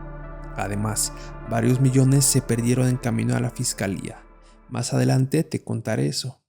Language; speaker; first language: Spanish; native; Spanish